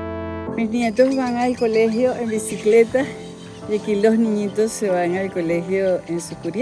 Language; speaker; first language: Spanish; native; Spanish